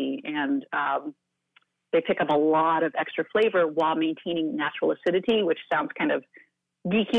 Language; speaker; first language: English; native; English